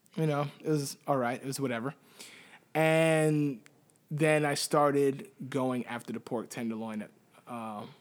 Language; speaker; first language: English; early bilingual, heritage; Spanish